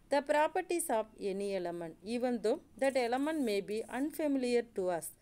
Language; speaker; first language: English; non-native, local second language; Tamil